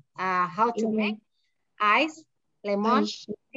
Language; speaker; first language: English; non-native, fluent; Indonesian